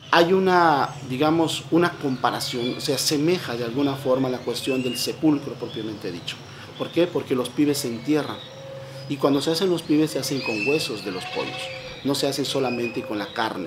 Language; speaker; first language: Spanish; native; Spanish